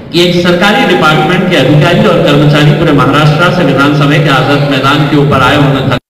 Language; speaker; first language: Urdu; native; Urdu